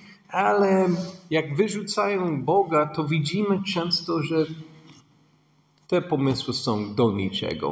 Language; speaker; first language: Polish; non-native, fluent; English